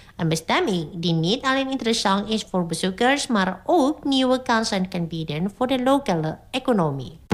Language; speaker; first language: Dutch; non-native, fluent; Indonesian